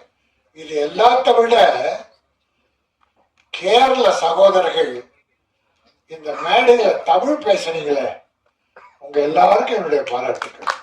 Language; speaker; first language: Tamil; native; Tamil